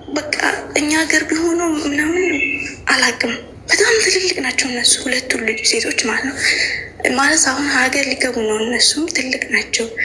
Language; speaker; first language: Amharic; native; Amharic